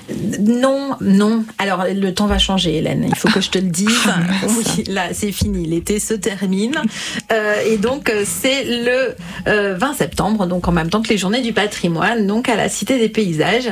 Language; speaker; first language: French; native; French